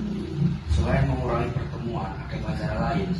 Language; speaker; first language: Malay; non-native, fluent; Indonesian